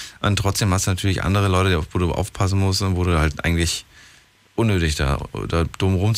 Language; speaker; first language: German; native; German